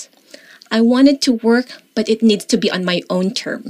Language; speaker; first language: English; non-native, local second language; Filipino